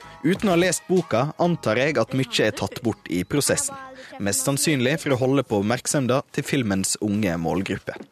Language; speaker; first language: Norwegian; native; Norwegian